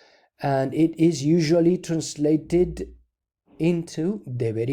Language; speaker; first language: English; non-native, fluent; Spanish